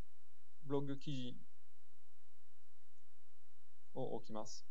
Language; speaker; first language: Japanese; non-native, fluent; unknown